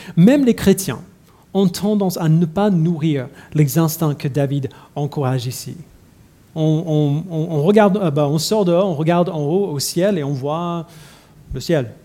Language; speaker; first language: French; non-native, fluent; English